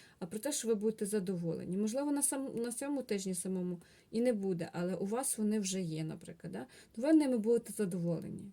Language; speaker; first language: Ukrainian; non-native, local second language; Russian